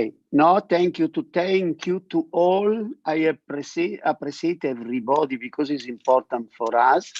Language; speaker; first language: English; non-native, learner; Italian